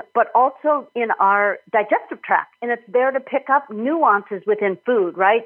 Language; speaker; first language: English; native; English